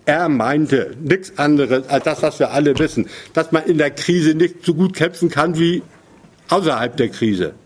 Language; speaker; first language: German; native; German